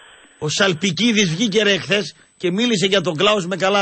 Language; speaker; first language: Greek; native; Greek